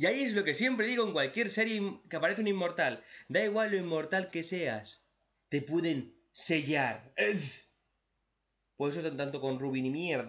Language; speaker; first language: Spanish; native; Spanish